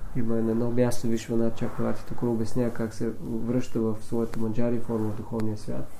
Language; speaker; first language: Bulgarian; native; Bulgarian